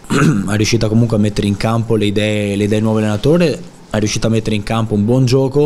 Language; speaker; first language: Italian; native; Italian